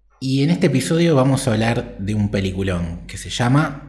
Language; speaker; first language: Spanish; native; Spanish